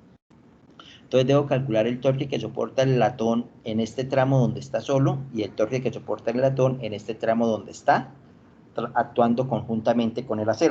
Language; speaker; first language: Spanish; native; Spanish